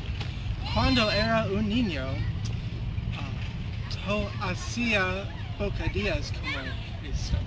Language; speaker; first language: Spanish; non-native, learner; English